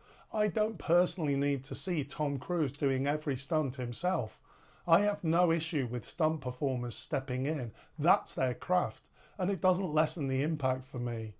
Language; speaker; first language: English; native; English